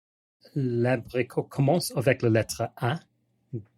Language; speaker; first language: French; non-native, learner; English